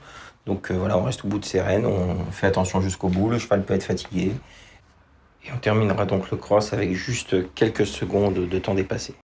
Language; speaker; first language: French; native; French